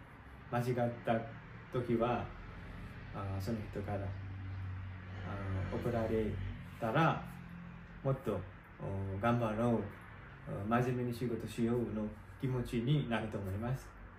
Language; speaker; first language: Japanese; non-native, learner; Nepali